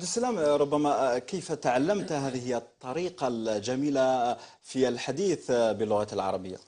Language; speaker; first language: Arabic; native; Arabic